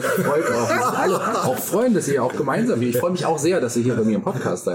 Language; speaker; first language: German; native; German